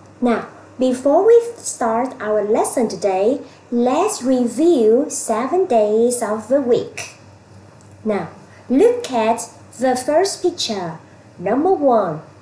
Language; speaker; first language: English; non-native, fluent; Vietnamese